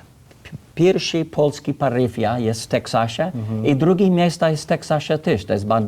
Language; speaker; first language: Polish; early bilingual, heritage; English